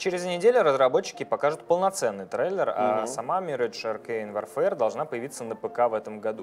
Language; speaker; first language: Russian; native; Russian